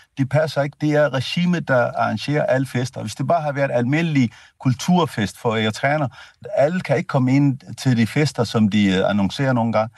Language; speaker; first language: Danish; non-native, fluent; Tigrinya